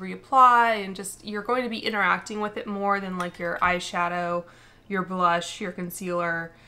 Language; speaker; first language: English; native; English